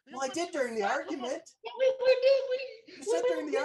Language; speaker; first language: English; native; English